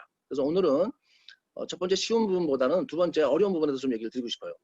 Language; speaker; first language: Korean; native; Korean